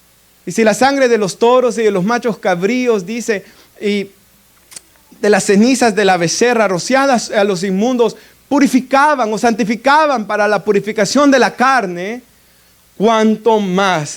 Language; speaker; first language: Spanish; native; Spanish